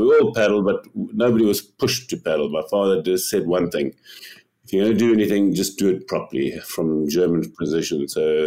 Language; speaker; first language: English; native; English